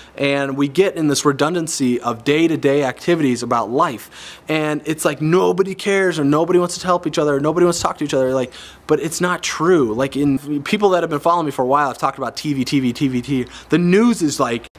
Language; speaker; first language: English; native; English